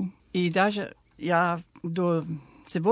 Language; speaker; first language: Russian; non-native, fluent; English